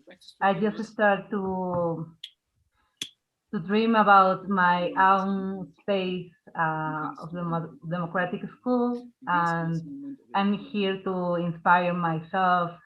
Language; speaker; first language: English; non-native, learner; Spanish